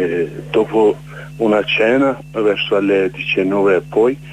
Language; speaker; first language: Italian; non-native, learner; Kurdish